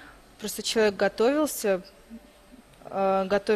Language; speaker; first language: Russian; native; Russian